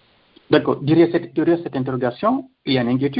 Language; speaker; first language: French; non-native, local second language; Fula